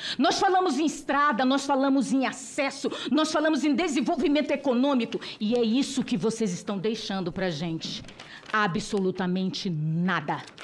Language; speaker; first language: Portuguese; non-native, local second language; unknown